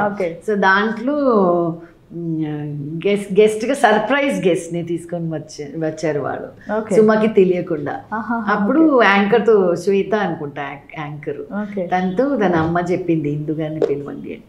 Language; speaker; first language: Telugu; non-native, local second language; Malayalam